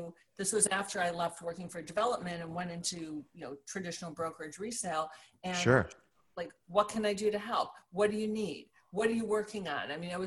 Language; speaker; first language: English; native; English